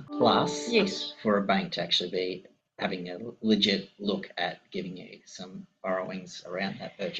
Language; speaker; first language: English; native; English